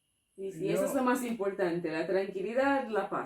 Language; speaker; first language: Spanish; non-native, fluent; English